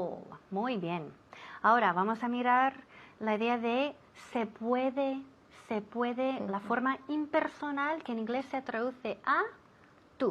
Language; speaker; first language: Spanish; non-native, fluent; English